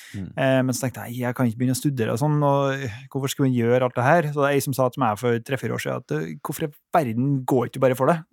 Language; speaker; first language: Norwegian; native; Norwegian